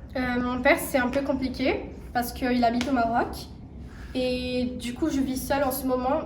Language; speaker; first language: French; non-native, local second language; Arabic